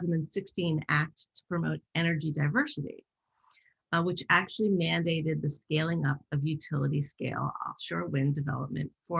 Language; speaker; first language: English; native; English